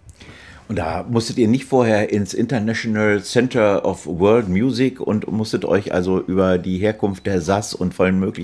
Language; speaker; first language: German; native; German